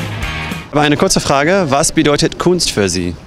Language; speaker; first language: German; non-native, learner; English